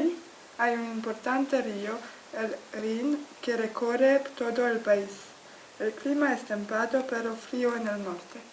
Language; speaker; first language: Spanish; non-native, learner; French